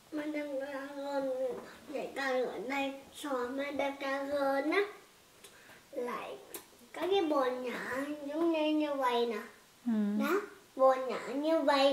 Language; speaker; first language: Vietnamese; early bilingual, heritage; Vietnamese